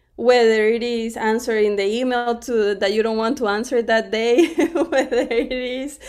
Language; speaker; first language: English; non-native, fluent; Spanish